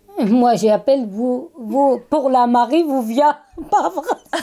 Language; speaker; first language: French; non-native, learner; Kurdish